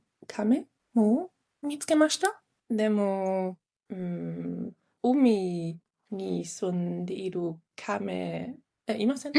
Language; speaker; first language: Japanese; non-native, learner; Italian